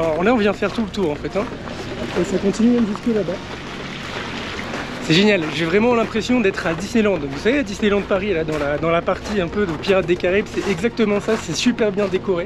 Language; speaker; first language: French; native; French